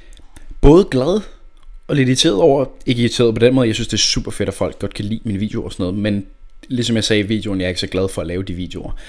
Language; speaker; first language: Danish; native; Danish